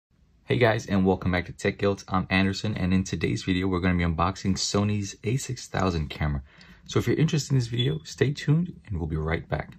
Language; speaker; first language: English; native; English